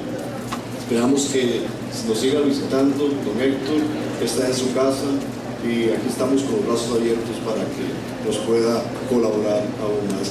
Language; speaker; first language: Spanish; native; Spanish